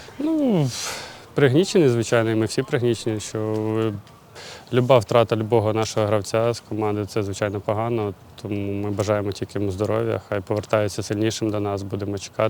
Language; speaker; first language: Ukrainian; native; Ukrainian